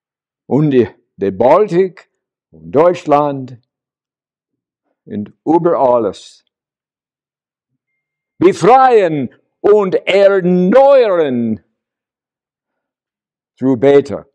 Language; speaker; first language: German; non-native, learner; English